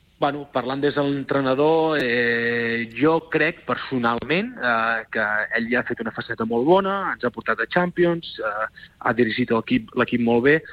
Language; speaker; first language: Catalan; native; Catalan